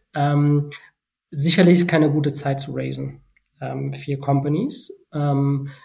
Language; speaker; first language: German; non-native, fluent; Spanish